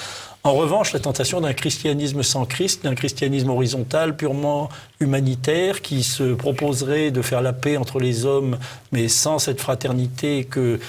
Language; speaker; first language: French; native; French